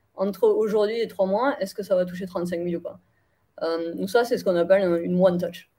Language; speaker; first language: French; native; French